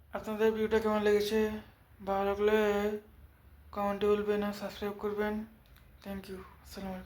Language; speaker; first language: Bangla; native; Bangla